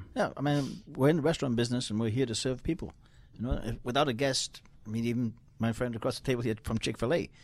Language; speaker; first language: English; native; English